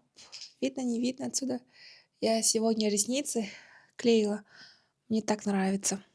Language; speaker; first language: Russian; non-native, local second language; Kazakh